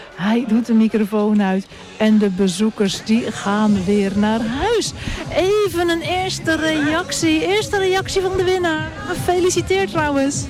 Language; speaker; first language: Dutch; native; Dutch